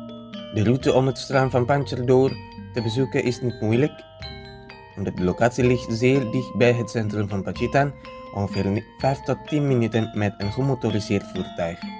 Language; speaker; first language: Dutch; non-native, fluent; Indonesian